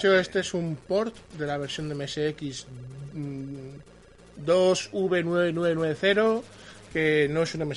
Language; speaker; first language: Spanish; native; Spanish